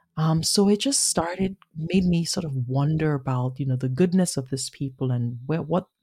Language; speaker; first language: English; non-native, local second language; Igbo